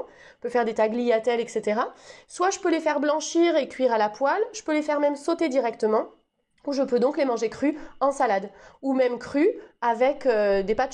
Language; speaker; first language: French; native; French